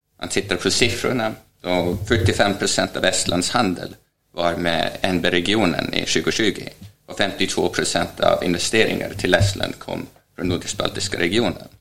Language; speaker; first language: Swedish; non-native, fluent; Estonian